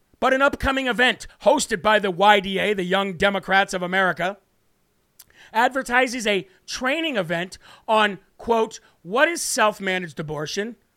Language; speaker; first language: English; native; English